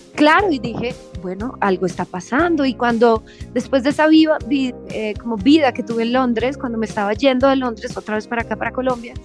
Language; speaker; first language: Spanish; native; Spanish